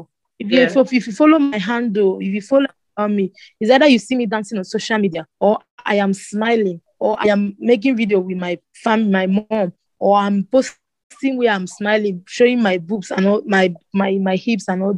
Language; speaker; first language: English; non-native, local second language; Igbo